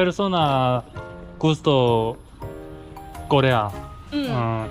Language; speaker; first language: Spanish; non-native, learner; Korean